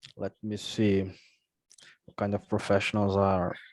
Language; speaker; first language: English; non-native, learner; Portuguese